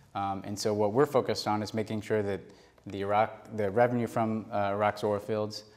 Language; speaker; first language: English; native; English